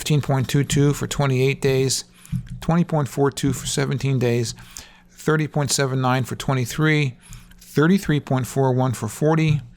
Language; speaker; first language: English; native; English